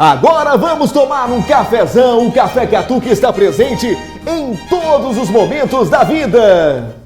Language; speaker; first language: Portuguese; native; Portuguese